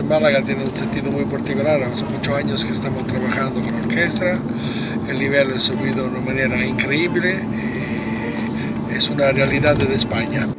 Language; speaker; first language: Spanish; non-native, fluent; Italian